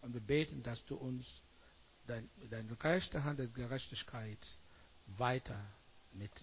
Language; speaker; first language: German; non-native, learner; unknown